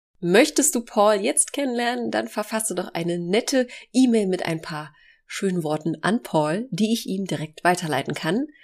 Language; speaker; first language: German; early bilingual, other home language; Polish